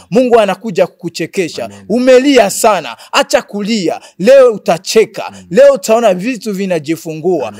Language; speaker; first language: Swahili; non-native, local second language; Rundi